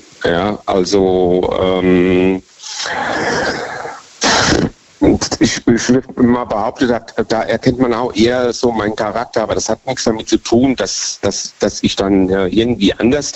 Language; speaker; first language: German; native; German